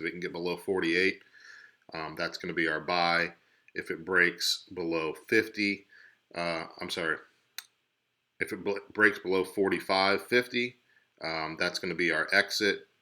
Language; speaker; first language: English; native; English